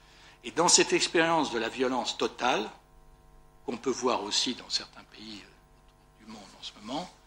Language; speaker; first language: French; native; French